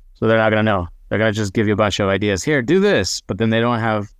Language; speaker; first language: English; non-native, fluent; Hebrew